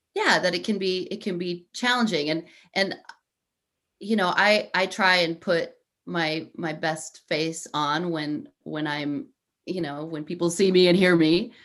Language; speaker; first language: English; native; English